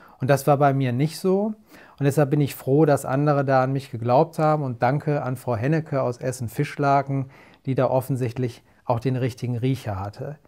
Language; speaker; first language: German; native; German